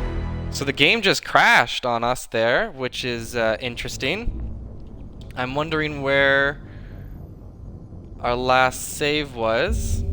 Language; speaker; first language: English; native; English